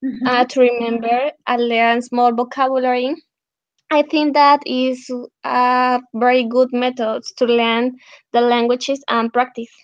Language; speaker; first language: English; non-native, learner; Spanish